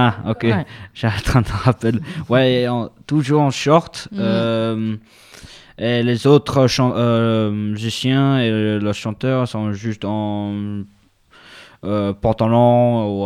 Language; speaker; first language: French; non-native, learner; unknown